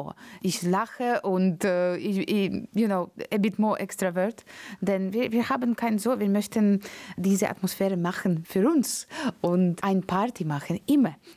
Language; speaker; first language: German; non-native, fluent; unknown